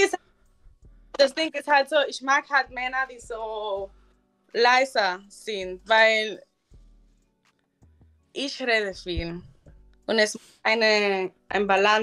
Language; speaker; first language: German; non-native, learner; Spanish